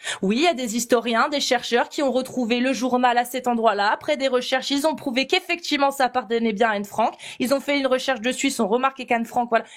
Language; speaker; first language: French; native; French